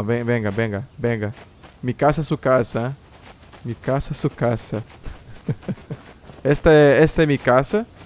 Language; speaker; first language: Spanish; non-native, learner; Portuguese